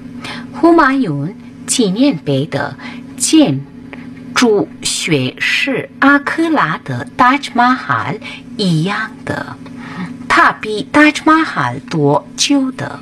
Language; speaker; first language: Chinese; non-native, fluent; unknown